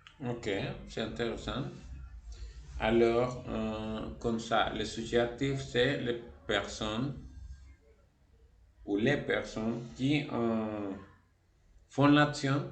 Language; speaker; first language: French; non-native, fluent; Spanish